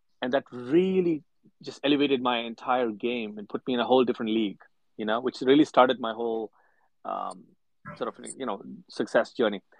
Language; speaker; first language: English; non-native, local second language; Telugu